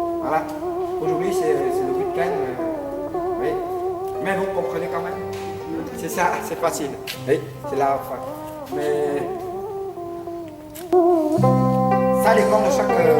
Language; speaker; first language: French; non-native, fluent; Vietnamese